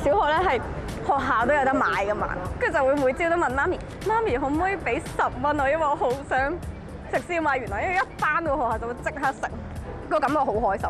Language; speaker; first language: Cantonese; early bilingual, other home language; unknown